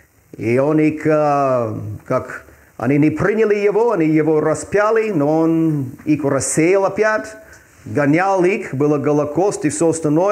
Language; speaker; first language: Russian; non-native, fluent; English